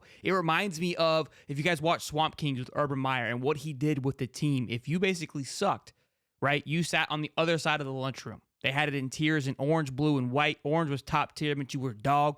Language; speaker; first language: English; native; English